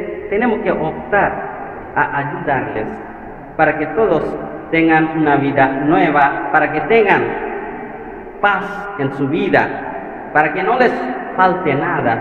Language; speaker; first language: Spanish; non-native, fluent; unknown